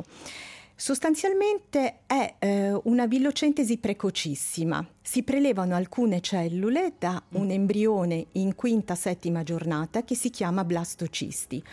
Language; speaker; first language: Italian; native; Italian